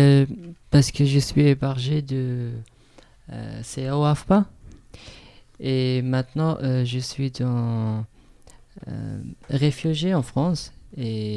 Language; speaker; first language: French; non-native, learner; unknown